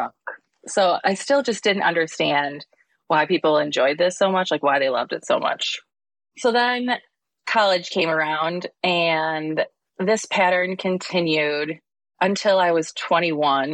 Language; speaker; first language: English; native; English